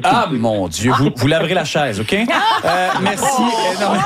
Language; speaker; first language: French; native; French